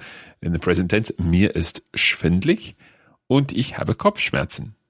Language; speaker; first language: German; non-native, learner; English